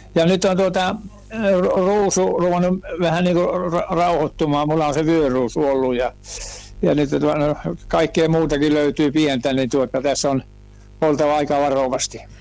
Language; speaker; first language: Finnish; native; Finnish